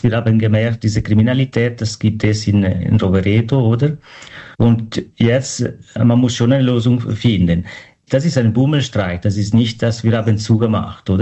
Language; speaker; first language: German; non-native, learner; Italian